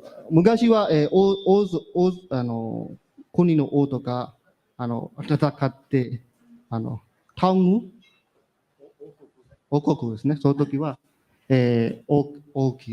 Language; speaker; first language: Japanese; non-native, learner; Burmese